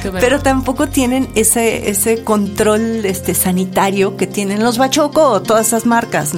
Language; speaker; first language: Spanish; native; Spanish